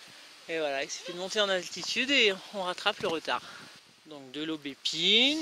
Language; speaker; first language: French; native; French